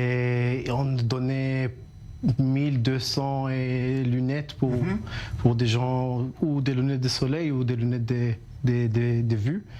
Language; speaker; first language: French; non-native, learner; Hebrew